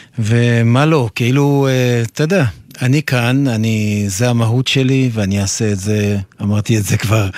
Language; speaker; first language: Hebrew; non-native, fluent; French